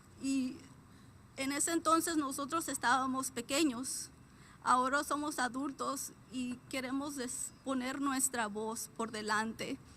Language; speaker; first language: Spanish; early bilingual, heritage; Spanish